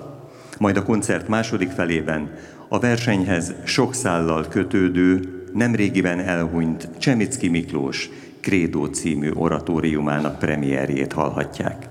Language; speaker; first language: Hungarian; native; Hungarian